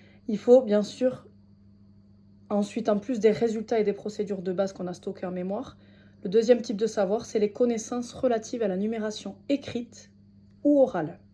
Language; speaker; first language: French; native; French